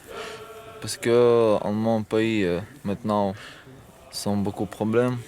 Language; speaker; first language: French; non-native, learner; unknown